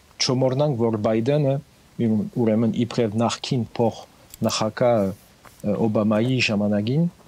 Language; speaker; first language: Armenian; early bilingual, heritage; Armenian